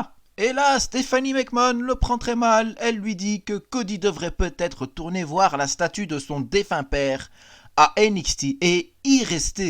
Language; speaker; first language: French; native; French